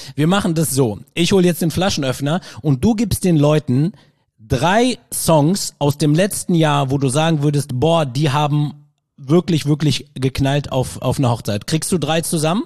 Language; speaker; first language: German; early bilingual, other home language; Arabic